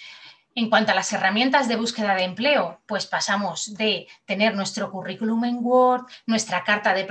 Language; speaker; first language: Spanish; native; Spanish